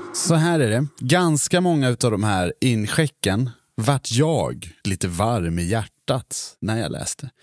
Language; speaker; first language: Swedish; native; Swedish